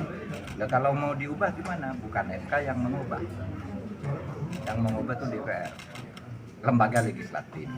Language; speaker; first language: Indonesian; non-native, local second language; Madurese